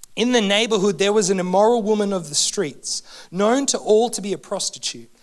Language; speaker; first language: English; native; English